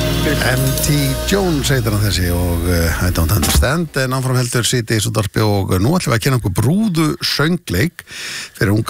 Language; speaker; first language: Icelandic; native; Icelandic